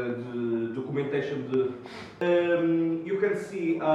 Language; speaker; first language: English; non-native, learner; Portuguese